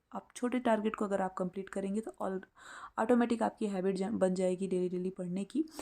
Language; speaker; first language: Hindi; native; Hindi